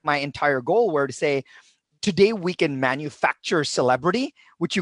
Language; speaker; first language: English; non-native, local second language; Tamil